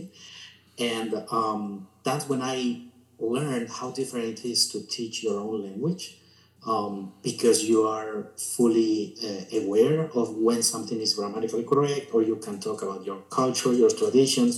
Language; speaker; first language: English; non-native, fluent; Spanish